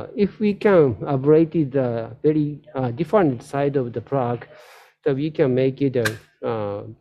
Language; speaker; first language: English; non-native, learner; Japanese